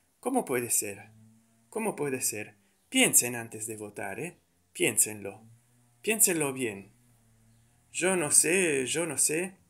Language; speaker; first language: Spanish; non-native, fluent; Italian